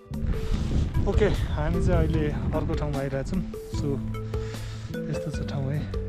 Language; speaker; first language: Nepali; non-native, local second language; Tibetan